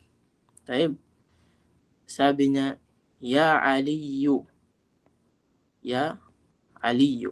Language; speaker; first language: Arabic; non-native, fluent; Filipino